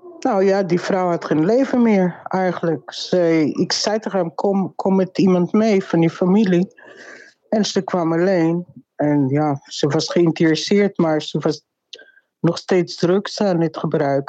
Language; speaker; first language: Dutch; non-native, fluent; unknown